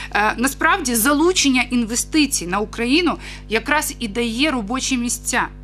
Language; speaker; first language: Ukrainian; native; Ukrainian